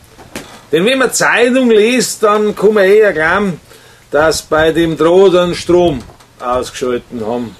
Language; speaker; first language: German; native; German